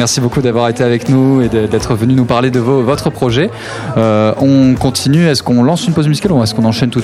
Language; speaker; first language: French; native; French